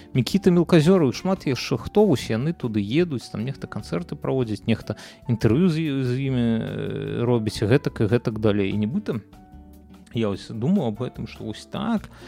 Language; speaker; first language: Belarusian; non-native, local second language; Russian